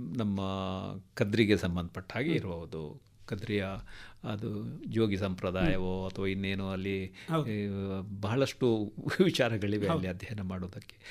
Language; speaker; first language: Kannada; non-native, local second language; Tulu